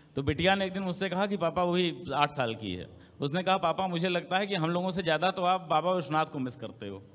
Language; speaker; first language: Hindi; native; Hindi